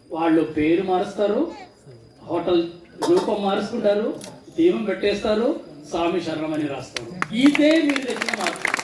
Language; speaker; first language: Telugu; non-native, fluent; Malayalam